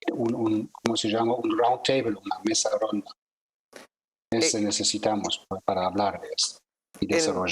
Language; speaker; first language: Spanish; non-native, fluent; German